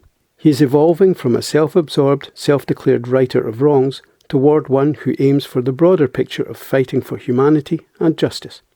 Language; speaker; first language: English; native; English